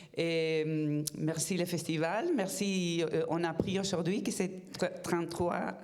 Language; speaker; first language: French; non-native, fluent; Spanish